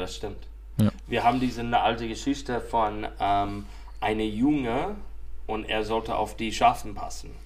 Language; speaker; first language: German; non-native, fluent; English